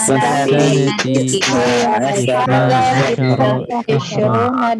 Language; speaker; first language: Arabic; non-native, learner; Indonesian